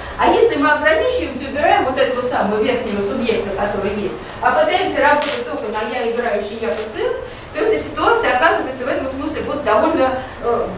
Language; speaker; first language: Russian; native; Russian